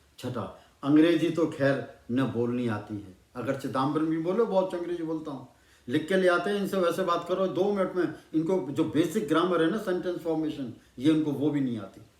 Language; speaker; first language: Hindi; non-native, local second language; Punjabi